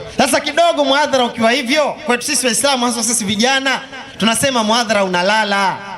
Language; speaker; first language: Swahili; native; Swahili